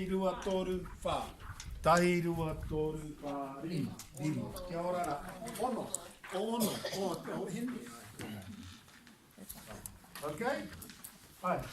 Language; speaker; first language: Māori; non-native, fluent; English